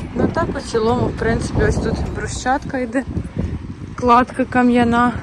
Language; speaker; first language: Ukrainian; native; Ukrainian